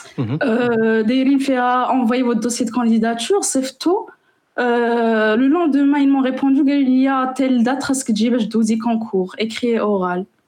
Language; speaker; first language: French; non-native, local second language; Arabic